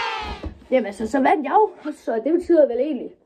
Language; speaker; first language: Danish; native; Danish